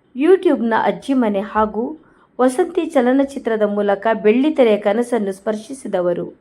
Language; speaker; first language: Kannada; non-native, local second language; Konkani